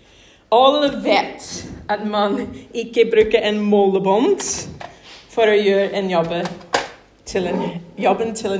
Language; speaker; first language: Norwegian; non-native, fluent; English